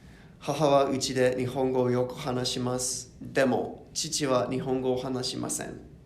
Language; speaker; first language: Japanese; non-native, learner; English